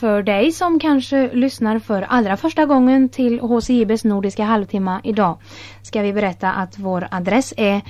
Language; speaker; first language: Swedish; native; Swedish